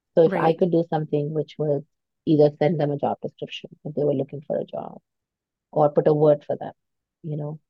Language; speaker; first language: English; non-native, local second language; Hindi